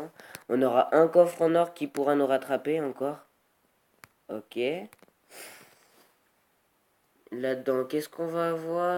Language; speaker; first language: French; native; French